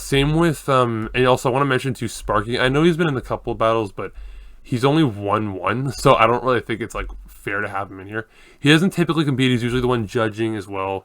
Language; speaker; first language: English; native; English